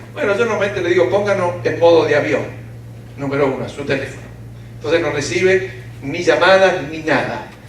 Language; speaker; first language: Spanish; early bilingual, other home language; Ukrainian